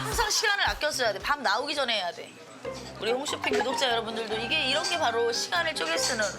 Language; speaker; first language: Korean; native; Korean